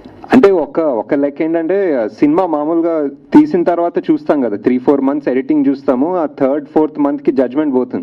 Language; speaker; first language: Telugu; native; Telugu